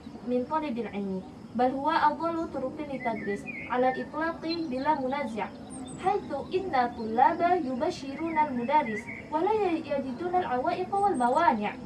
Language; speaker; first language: Arabic; non-native, fluent; Indonesian